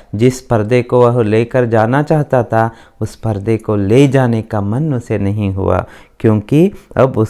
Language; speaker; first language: Hindi; non-native, local second language; Kannada